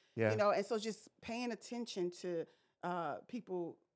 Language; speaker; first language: English; native; English